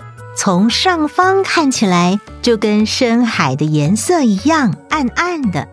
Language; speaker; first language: Chinese; native; Chinese